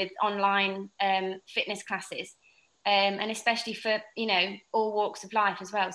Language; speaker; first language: English; native; English